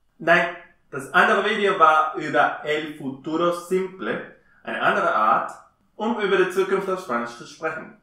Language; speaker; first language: German; non-native, fluent; Spanish